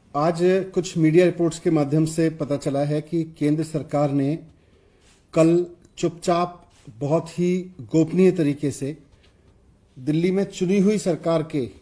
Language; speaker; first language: Hindi; native; Hindi